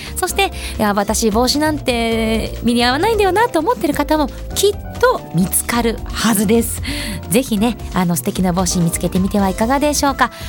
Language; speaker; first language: Japanese; native; Japanese